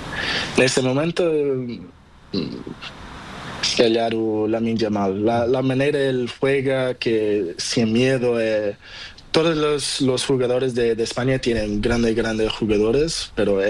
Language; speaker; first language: Spanish; non-native, learner; Portuguese